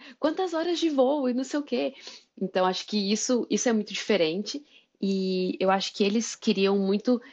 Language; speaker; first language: Portuguese; native; Portuguese